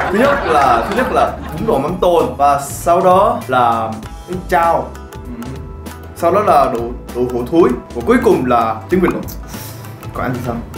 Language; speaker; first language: Vietnamese; non-native, fluent; Korean